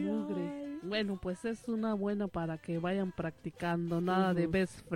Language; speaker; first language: Spanish; native; Spanish